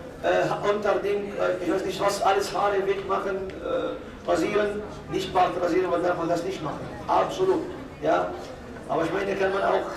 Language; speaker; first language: German; non-native, fluent; Arabic